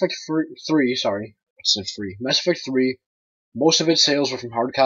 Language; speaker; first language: English; native; English